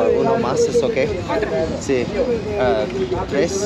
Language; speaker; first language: Spanish; non-native, learner; English